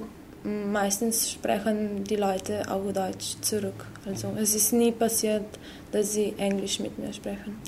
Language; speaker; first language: German; non-native, fluent; Slovenian